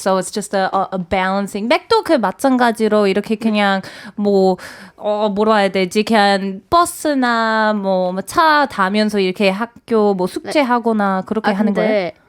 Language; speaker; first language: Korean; non-native, fluent; English